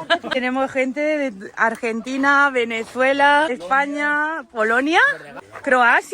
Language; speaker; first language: Spanish; native; Spanish